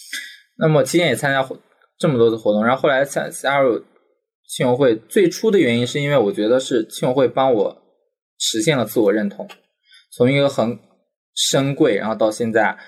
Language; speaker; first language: Chinese; native; Chinese